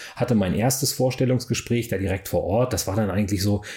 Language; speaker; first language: German; native; German